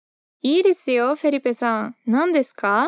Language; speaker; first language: Japanese; non-native, fluent; Portuguese